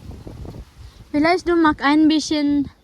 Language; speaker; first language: German; non-native, learner; Filipino